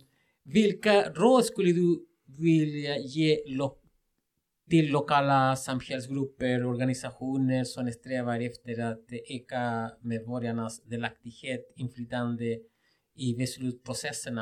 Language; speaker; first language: Swedish; non-native, fluent; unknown